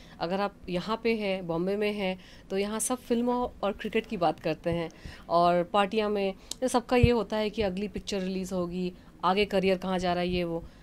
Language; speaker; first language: Hindi; non-native, local second language; Bangla